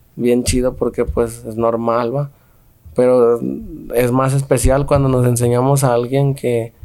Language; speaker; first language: Spanish; native; Spanish